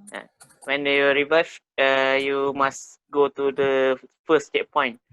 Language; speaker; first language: English; non-native, local second language; Malay